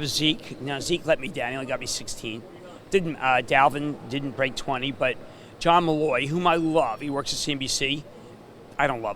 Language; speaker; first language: English; native; English